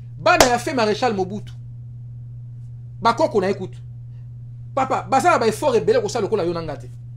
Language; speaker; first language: French; non-native, local second language; Lingala